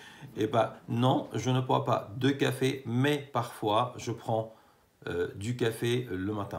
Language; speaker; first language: French; non-native, fluent; Arabic